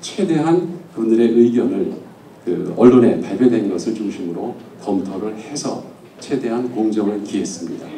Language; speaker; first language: Korean; native; Korean